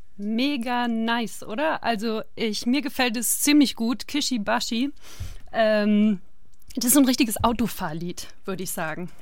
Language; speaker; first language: German; native; German